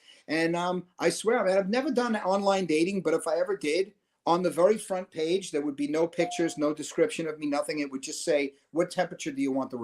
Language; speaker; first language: English; native; English